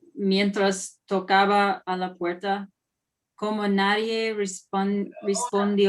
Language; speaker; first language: Spanish; non-native, learner; English